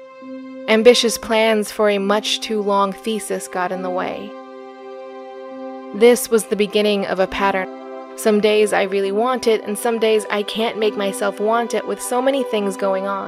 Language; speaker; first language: English; native; English